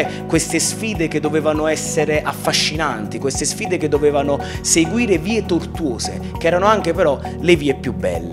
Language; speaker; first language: Italian; native; Italian